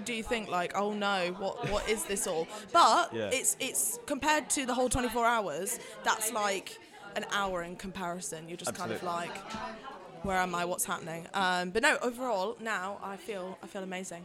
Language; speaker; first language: English; native; English